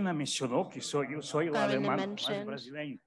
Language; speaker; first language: Spanish; non-native, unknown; German